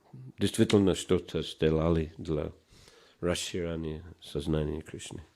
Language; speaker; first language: Russian; non-native, fluent; English